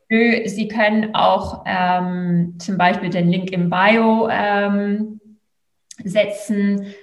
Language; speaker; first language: German; non-native, fluent; English